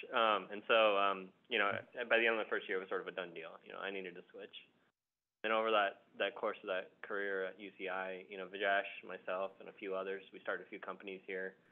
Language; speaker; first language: English; early bilingual, other home language; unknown